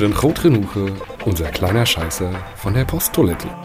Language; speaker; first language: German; non-native, learner; Dutch